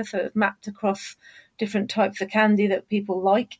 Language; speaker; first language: English; native; English